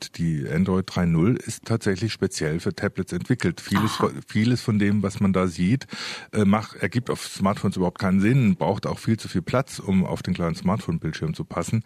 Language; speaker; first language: German; native; German